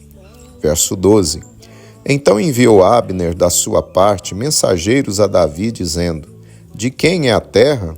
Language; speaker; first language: Portuguese; native; Portuguese